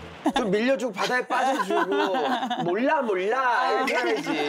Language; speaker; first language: Korean; native; Korean